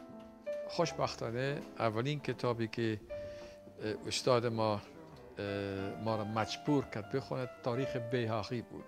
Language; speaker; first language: Persian; non-native, fluent; Dutch